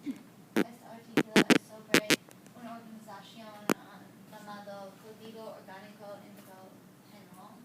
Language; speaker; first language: Spanish; non-native, learner; English